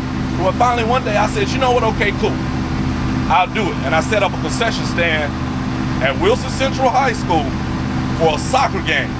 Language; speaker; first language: English; native; English